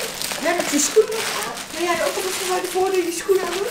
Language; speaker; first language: Dutch; native; Dutch